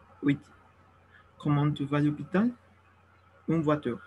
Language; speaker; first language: French; non-native, learner; Spanish